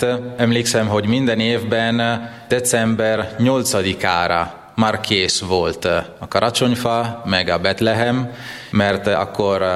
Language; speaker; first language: Hungarian; non-native, fluent; Italian